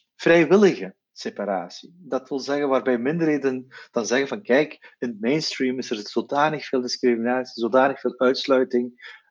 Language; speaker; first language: Dutch; non-native, local second language; Turkish